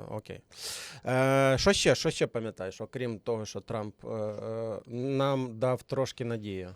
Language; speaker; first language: Ukrainian; native; Ukrainian